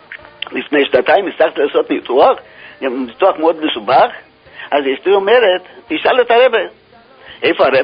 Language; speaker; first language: Hebrew; non-native, fluent; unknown